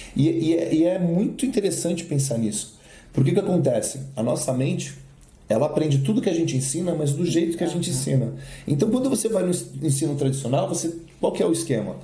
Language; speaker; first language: Portuguese; native; Portuguese